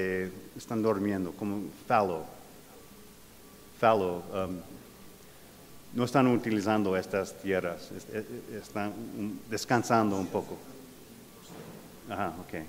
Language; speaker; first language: Spanish; non-native, fluent; English